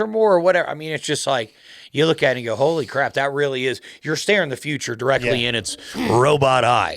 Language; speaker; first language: English; native; English